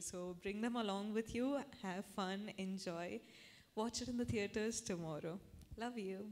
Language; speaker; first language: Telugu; non-native, fluent; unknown